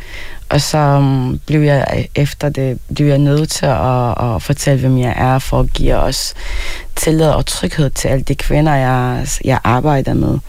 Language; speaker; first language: Danish; non-native, fluent; Arabic